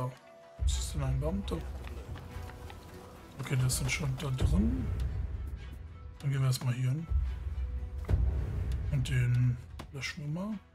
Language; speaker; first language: German; native; German